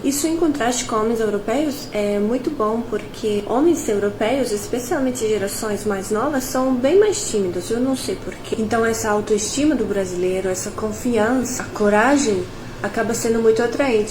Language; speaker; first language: Portuguese; non-native, fluent; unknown